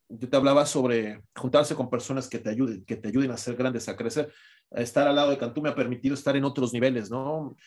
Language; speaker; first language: Spanish; native; Spanish